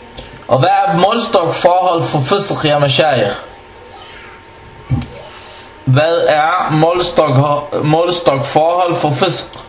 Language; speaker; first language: Danish; non-native, fluent; Arabic